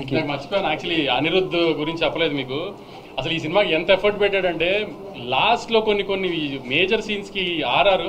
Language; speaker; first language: Telugu; native; Telugu